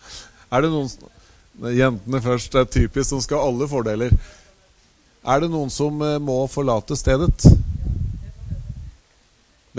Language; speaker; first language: Norwegian; native; Norwegian